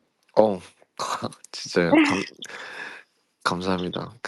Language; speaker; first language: Korean; early bilingual, heritage; Korean